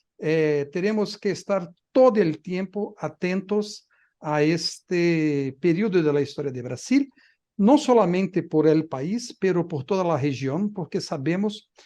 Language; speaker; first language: Spanish; non-native, fluent; Portuguese